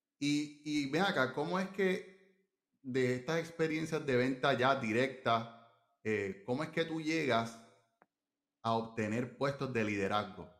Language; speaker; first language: Spanish; native; Spanish